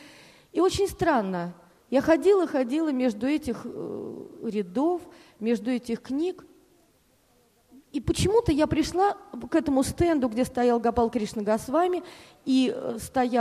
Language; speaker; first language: Russian; native; Russian